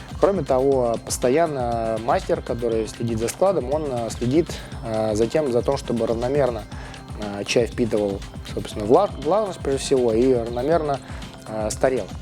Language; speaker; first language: Russian; native; Russian